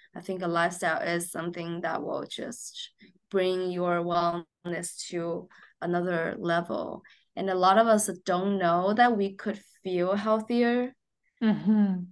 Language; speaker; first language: English; non-native, fluent; Chinese